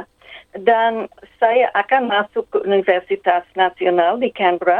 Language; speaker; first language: Indonesian; non-native, fluent; English